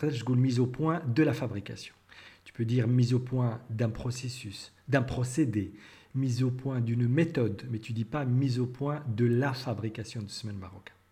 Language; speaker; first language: French; non-native, local second language; Arabic